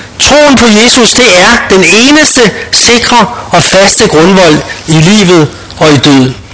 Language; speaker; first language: Danish; native; Danish